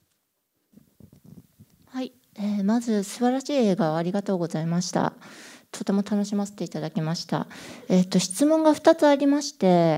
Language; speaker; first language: Japanese; native; Japanese